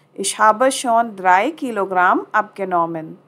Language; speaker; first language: German; non-native, fluent; Hindi